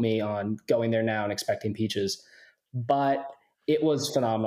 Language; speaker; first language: English; native; English